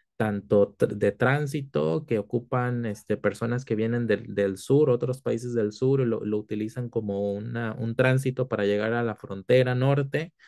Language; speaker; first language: Spanish; early bilingual, heritage; Spanish